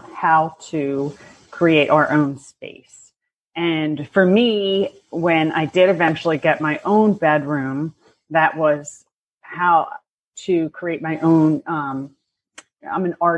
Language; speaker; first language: English; native; English